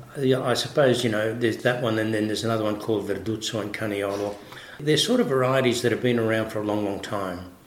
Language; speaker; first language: English; early bilingual, other home language; Italian